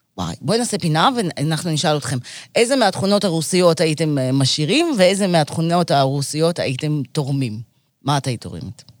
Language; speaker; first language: Hebrew; early bilingual, other home language; Russian